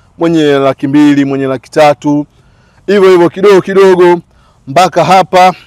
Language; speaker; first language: Swahili; native; Swahili